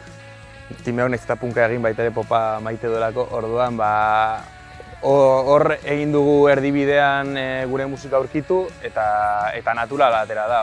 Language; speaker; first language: Basque; native; Basque